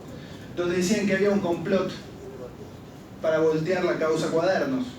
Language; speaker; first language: Spanish; native; Spanish